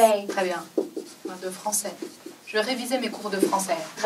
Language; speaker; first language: French; non-native, fluent; Chinese